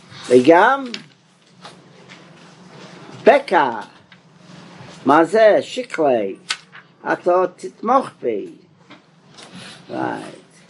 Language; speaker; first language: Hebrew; non-native, fluent; English